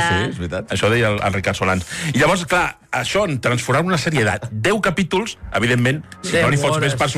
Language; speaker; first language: Catalan; native; Catalan